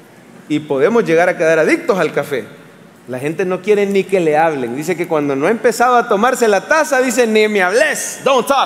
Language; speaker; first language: Spanish; native; Spanish